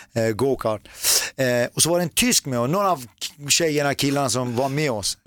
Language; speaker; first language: Swedish; early bilingual, other home language; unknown